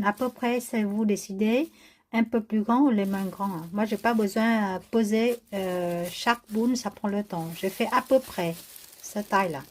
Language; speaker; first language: French; non-native, learner; Vietnamese